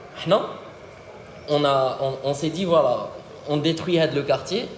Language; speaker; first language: French; non-native, local second language; Arabic